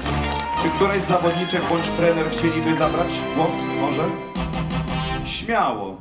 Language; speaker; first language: Polish; native; Polish